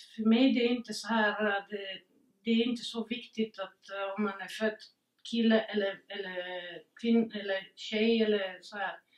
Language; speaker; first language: Swedish; non-native, fluent; Bulgarian